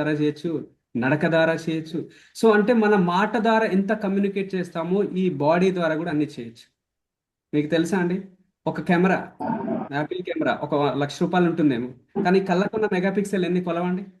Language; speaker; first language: Telugu; native; Telugu